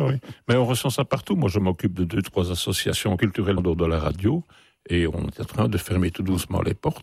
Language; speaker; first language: French; native; French